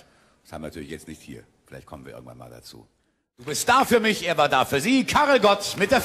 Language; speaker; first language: German; native; German